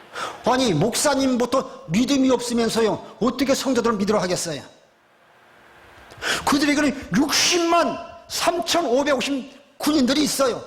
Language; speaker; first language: Korean; native; Korean